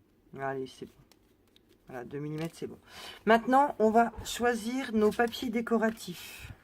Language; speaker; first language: French; native; French